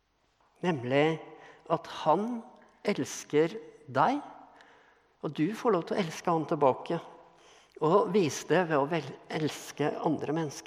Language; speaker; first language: Norwegian; native; Norwegian